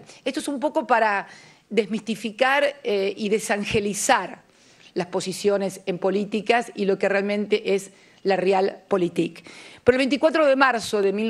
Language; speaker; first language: Spanish; native; Spanish